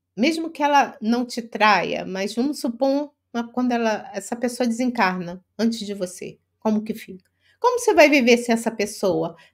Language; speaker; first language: Portuguese; native; Portuguese